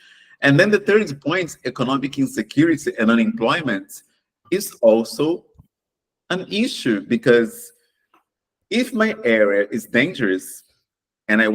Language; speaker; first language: English; non-native, fluent; Portuguese